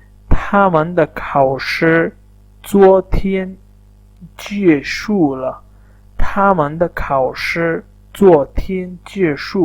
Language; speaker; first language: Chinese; non-native, fluent; Urdu